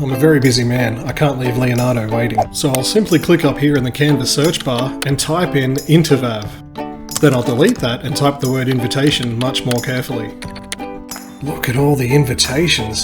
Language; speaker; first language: English; native; English